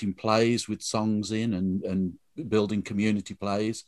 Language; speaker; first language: English; native; English